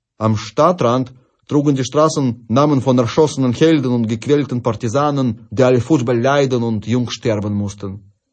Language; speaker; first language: German; non-native, fluent; Russian